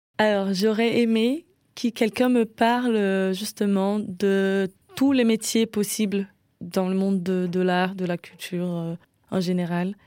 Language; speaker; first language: French; non-native, fluent; Portuguese